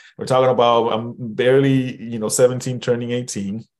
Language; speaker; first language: English; early bilingual, other home language; Spanish